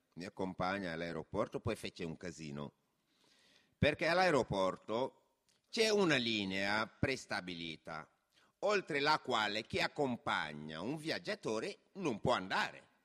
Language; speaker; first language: Italian; non-native, fluent; Wolof